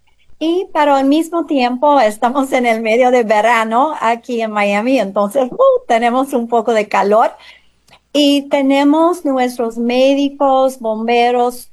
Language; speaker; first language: Spanish; non-native, fluent; English